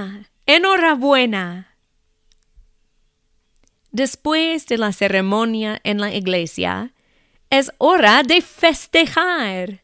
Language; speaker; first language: Spanish; non-native, fluent; English